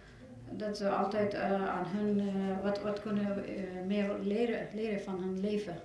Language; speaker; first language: Dutch; non-native, learner; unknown